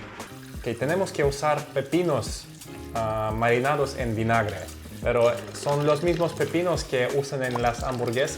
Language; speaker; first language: Spanish; non-native, fluent; Russian